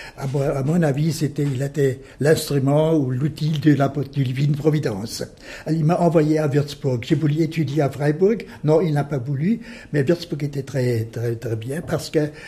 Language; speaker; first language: French; non-native, fluent; German